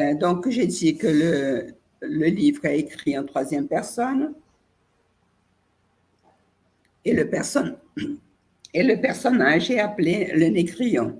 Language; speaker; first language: French; non-native, fluent; Portuguese